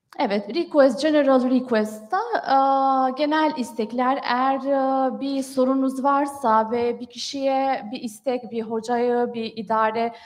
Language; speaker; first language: Turkish; non-native, fluent; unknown